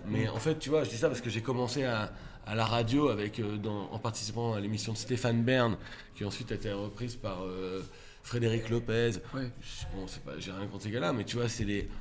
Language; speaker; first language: French; native; French